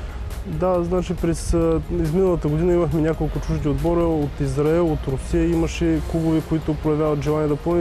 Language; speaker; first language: Bulgarian; native; Bulgarian